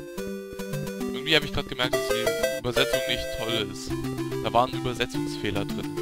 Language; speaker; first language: German; native; German